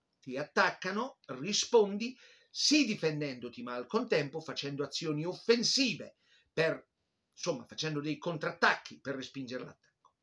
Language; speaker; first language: Italian; native; Italian